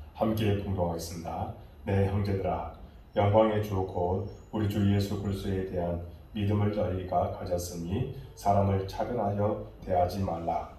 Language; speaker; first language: Korean; native; Korean